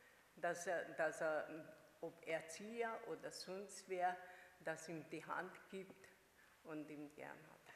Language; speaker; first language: German; non-native, fluent; Hungarian